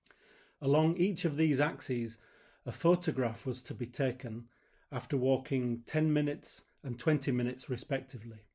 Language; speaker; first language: English; native; English